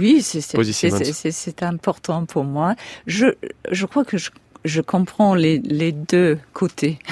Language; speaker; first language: French; non-native, fluent; English